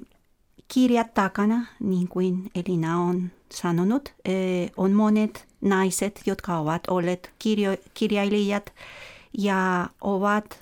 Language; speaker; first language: Finnish; non-native, fluent; Spanish